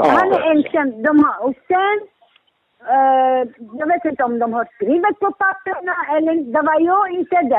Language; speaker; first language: Swedish; non-native, learner; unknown